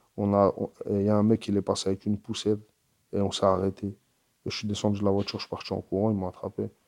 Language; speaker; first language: French; early bilingual, other home language; Arabic